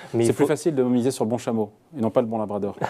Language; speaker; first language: French; native; French